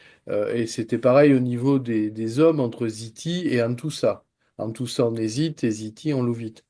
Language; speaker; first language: French; native; French